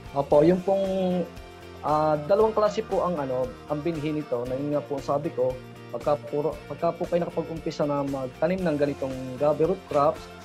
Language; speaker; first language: Filipino; native; Filipino